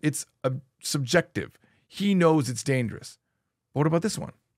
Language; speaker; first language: English; native; English